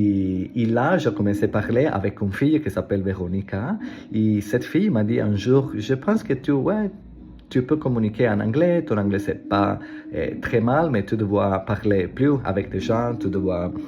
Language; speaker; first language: French; non-native, learner; Italian